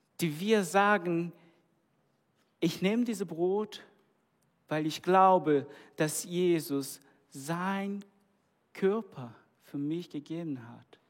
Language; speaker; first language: German; non-native, fluent; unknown